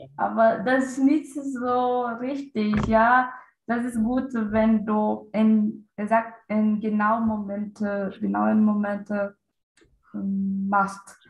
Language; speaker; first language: German; non-native, learner; Portuguese